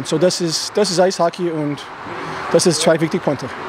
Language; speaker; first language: German; non-native, learner; English